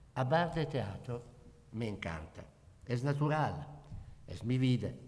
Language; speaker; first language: Spanish; non-native, learner; Italian